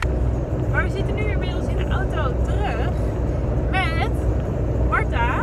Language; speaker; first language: Dutch; native; Dutch